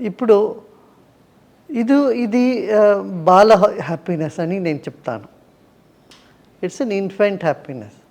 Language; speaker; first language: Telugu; non-native, local second language; Tamil